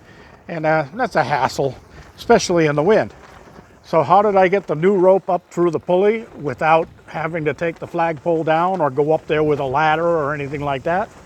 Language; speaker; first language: English; native; English